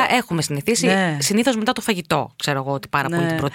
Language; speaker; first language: Greek; native; Greek